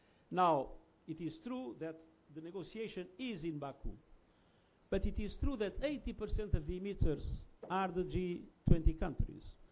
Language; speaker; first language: English; non-native, fluent; Portuguese